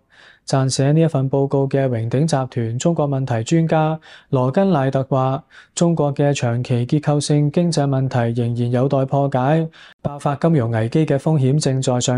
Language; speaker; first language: Cantonese; native; Cantonese